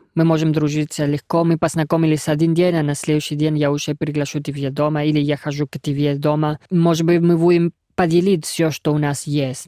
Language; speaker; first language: Russian; non-native, fluent; Spanish